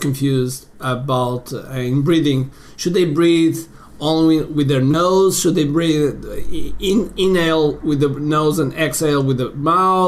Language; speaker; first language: English; non-native, fluent; Portuguese